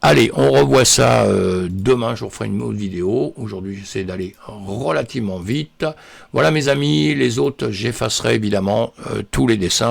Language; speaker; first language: French; native; French